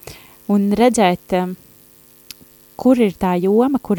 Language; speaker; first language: Latvian; native; Latvian